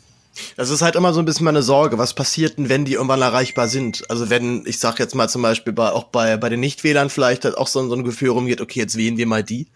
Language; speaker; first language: German; native; German